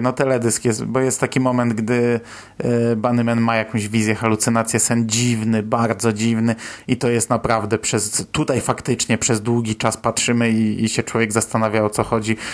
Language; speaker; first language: Polish; native; Polish